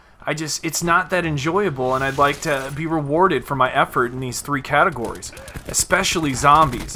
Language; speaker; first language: English; native; English